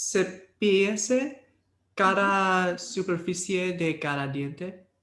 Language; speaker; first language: Spanish; non-native, learner; English